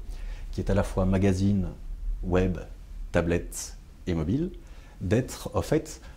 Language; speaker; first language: French; native; French